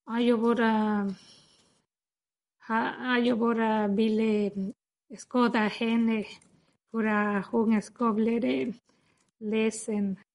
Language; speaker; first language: Swedish; non-native, learner; Spanish